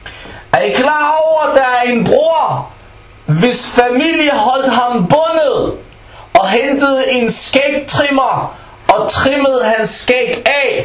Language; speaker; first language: Danish; non-native, fluent; Arabic